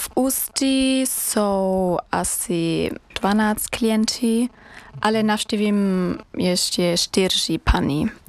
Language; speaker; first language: Czech; non-native, learner; German